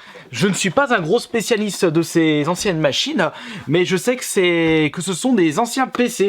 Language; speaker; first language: French; native; French